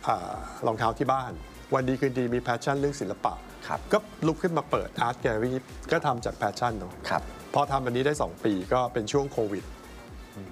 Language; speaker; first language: Thai; native; Thai